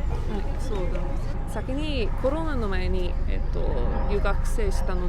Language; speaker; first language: Japanese; non-native, learner; English